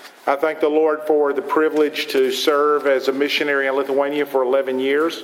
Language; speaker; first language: English; native; English